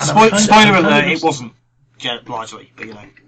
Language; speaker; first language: English; native; English